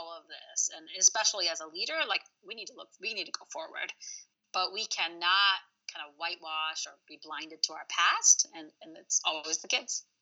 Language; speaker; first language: English; early bilingual, other home language; Arabic